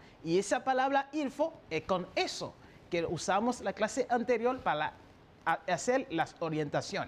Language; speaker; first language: Spanish; non-native, fluent; French